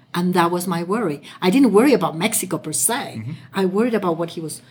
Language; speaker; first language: English; non-native, fluent; Spanish